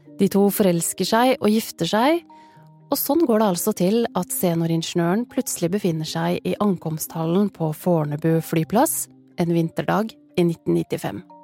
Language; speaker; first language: Norwegian; native; Norwegian